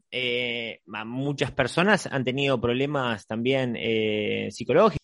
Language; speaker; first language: Spanish; native; Spanish